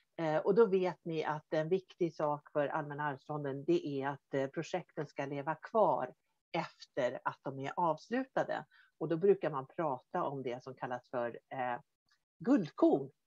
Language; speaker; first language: Swedish; native; Swedish